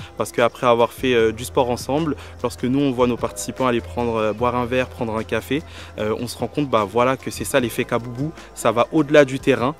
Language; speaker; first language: French; native; French